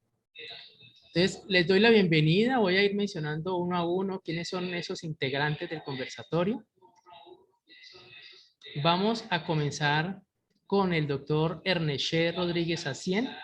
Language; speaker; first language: Spanish; native; Spanish